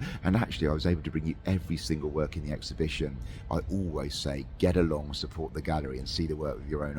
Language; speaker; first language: English; native; English